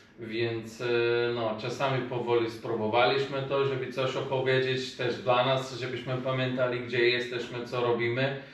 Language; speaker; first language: Polish; non-native, fluent; Macedonian